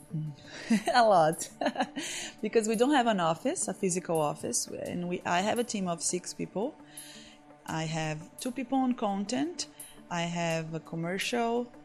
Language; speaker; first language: English; non-native, fluent; Portuguese